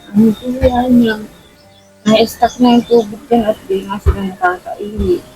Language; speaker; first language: Filipino; native; Filipino